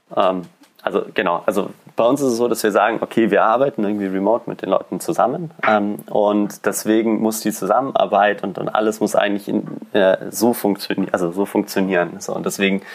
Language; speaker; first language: German; native; German